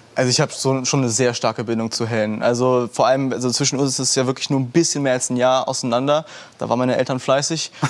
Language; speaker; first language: German; early bilingual, heritage; German